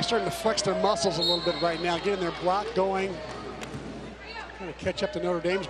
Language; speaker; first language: English; native; English